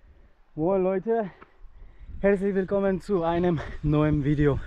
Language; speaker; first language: German; non-native, fluent; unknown